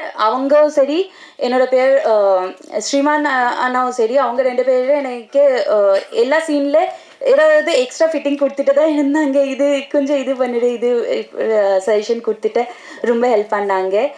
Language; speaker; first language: Tamil; non-native, fluent; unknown